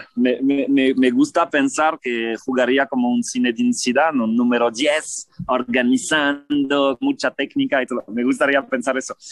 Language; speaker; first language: Spanish; non-native, fluent; French